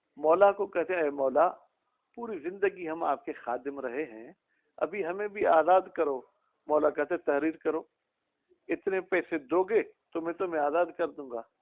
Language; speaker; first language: Urdu; non-native, local second language; Sindhi